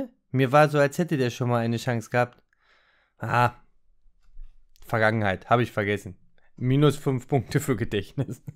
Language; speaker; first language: German; native; German